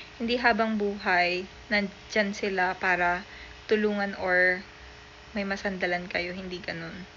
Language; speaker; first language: Filipino; native; Filipino